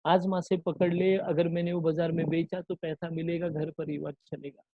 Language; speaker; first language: Hindi; non-native, local second language; Marathi